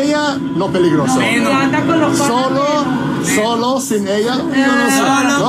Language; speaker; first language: Spanish; non-native, learner; English